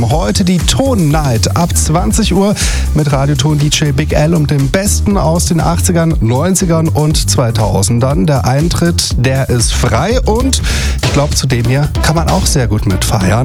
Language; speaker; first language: German; native; German